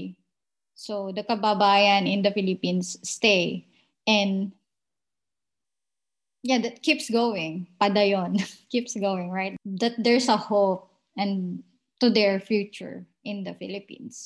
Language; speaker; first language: English; non-native, local second language; Filipino